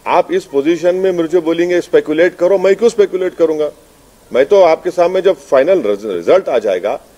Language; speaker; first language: Hindi; non-native, local second language; Urdu